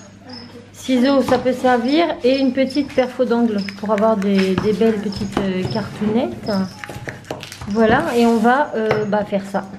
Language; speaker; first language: French; native; French